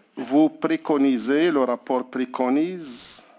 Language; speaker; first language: French; non-native, local second language; Arabic